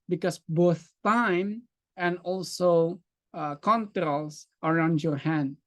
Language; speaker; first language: English; non-native, fluent; Indonesian